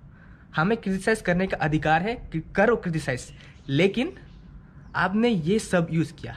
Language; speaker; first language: Hindi; non-native, local second language; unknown